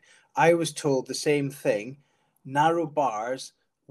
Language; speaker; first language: English; native; English